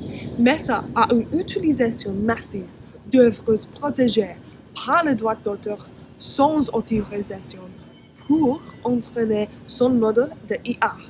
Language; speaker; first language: French; non-native, learner; English